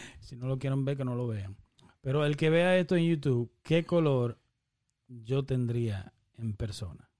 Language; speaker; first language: Spanish; early bilingual, heritage; Spanish